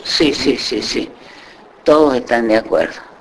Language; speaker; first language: Spanish; native; Spanish